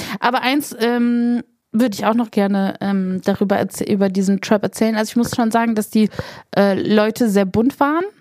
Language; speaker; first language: German; early bilingual, other home language; Polish